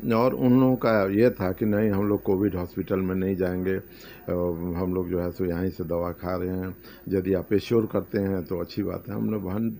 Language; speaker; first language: Hindi; native; Hindi